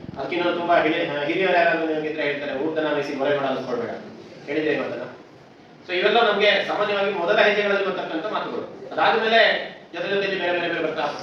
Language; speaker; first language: Kannada; non-native, local second language; Kodava